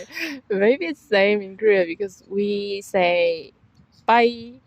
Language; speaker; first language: English; non-native, fluent; Korean